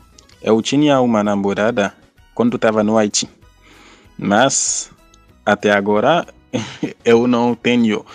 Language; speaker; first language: Portuguese; non-native, fluent; Haitian Creole